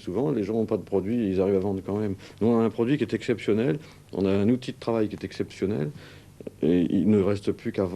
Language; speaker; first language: French; native; French